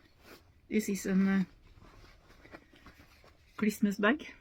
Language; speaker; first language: English; non-native, learner; Norwegian